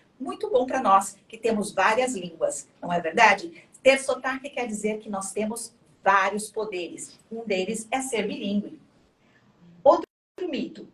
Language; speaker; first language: Portuguese; native; Portuguese